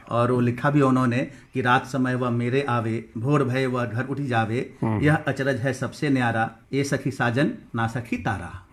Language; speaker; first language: Hindi; native; Hindi